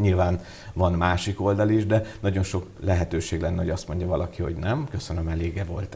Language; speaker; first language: Hungarian; native; Hungarian